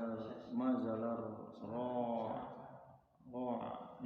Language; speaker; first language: Arabic; non-native, learner; Indonesian